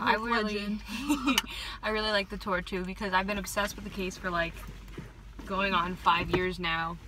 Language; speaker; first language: English; native; English